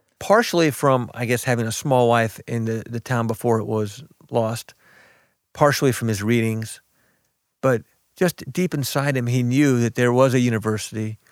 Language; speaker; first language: English; early bilingual, other home language; Arabic